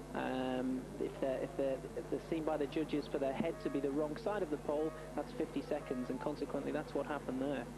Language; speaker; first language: English; native; English